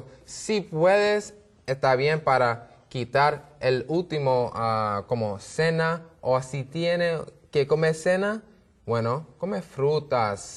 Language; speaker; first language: Spanish; non-native, learner; English